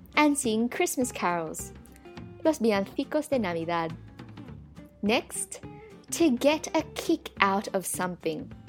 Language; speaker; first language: English; native; English